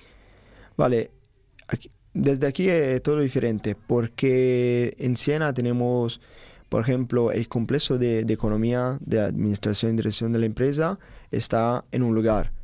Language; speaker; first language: Spanish; non-native, learner; Italian